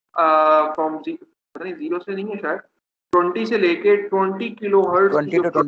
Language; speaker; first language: Urdu; non-native, local second language; Punjabi